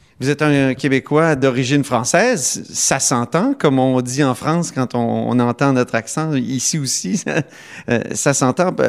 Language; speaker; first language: French; native; French